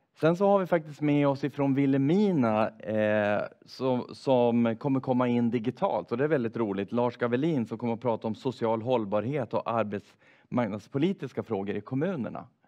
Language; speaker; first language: Swedish; native; Swedish